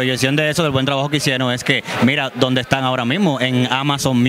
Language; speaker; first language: Spanish; native; Spanish